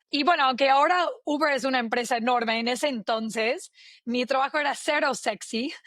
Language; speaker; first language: Spanish; non-native, fluent; English